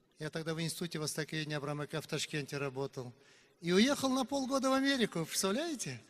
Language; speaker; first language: Russian; non-native, local second language; Uzbek